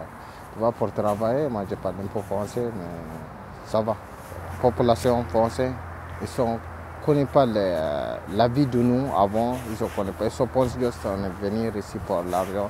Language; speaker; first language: French; non-native, learner; Oromo